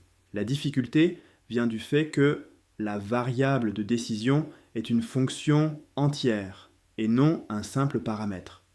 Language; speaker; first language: French; native; French